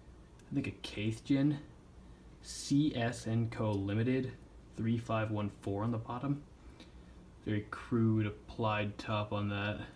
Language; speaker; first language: English; native; English